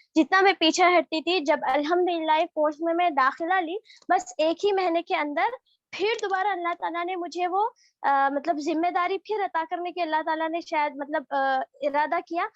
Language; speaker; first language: Urdu; native; Urdu